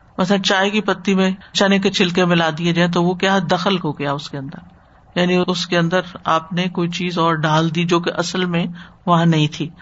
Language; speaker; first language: Urdu; native; Urdu